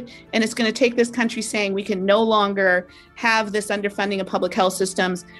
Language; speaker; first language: English; native; English